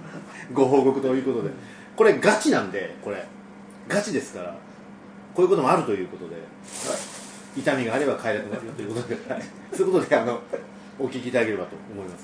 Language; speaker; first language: Japanese; native; Japanese